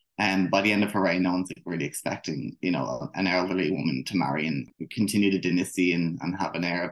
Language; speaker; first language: English; native; English